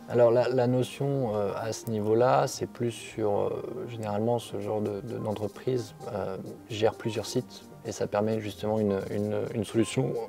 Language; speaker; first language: French; native; French